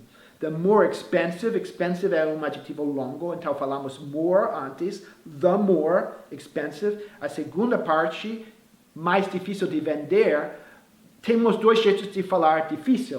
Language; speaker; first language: Portuguese; non-native, fluent; English